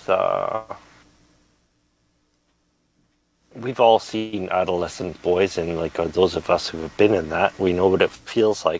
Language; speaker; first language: English; native; English